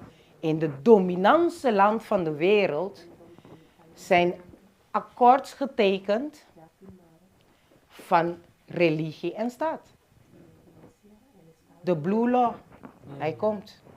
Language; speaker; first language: Dutch; non-native, local second language; Papiamento